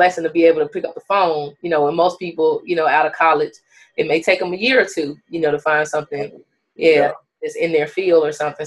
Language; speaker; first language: English; native; English